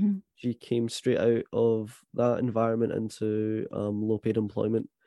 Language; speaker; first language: English; native; English